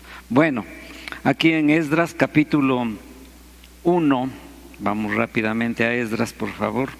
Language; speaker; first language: Spanish; native; Spanish